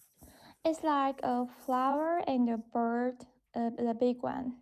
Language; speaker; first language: English; non-native, learner; Chinese